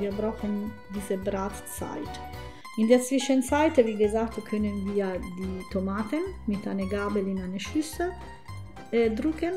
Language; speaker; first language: German; non-native, fluent; Italian